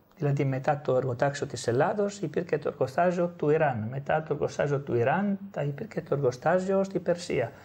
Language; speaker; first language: Greek; non-native, fluent; Italian